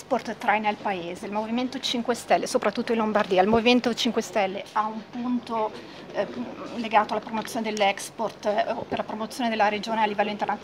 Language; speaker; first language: Italian; native; Italian